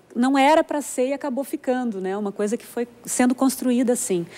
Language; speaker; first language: Portuguese; native; Portuguese